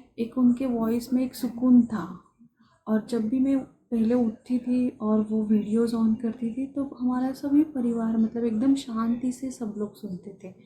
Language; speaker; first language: Hindi; non-native, local second language; Marathi